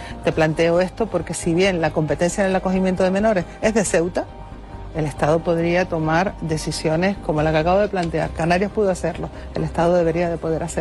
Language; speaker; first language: Spanish; native; Spanish